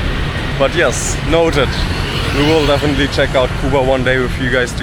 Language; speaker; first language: English; non-native, fluent; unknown